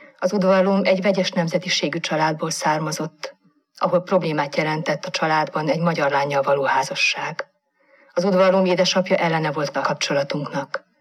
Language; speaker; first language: Hungarian; native; Hungarian